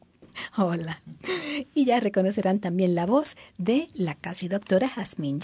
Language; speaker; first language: Spanish; native; Spanish